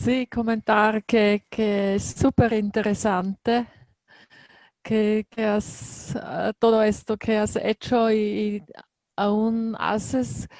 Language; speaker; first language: Spanish; non-native, learner; German